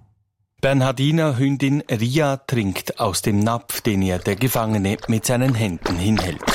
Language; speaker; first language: German; native; German